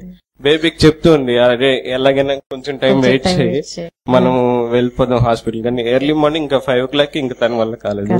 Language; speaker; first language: Telugu; native; Telugu